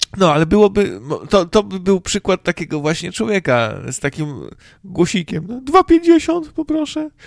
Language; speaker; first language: Polish; native; Polish